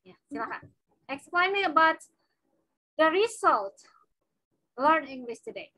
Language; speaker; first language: English; non-native, fluent; Indonesian